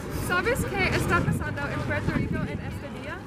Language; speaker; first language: Spanish; non-native, learner; English